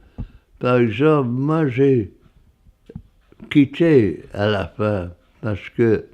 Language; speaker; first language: French; non-native, fluent; English